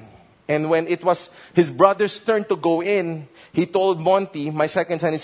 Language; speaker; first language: English; non-native, local second language; Filipino